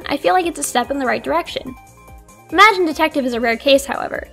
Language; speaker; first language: English; native; English